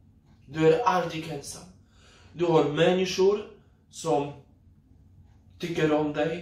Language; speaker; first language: Swedish; non-native, fluent; Polish